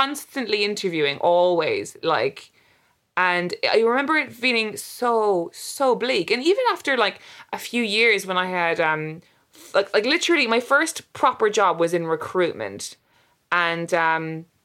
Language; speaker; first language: English; native; English